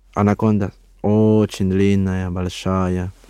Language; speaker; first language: Russian; non-native, learner; Spanish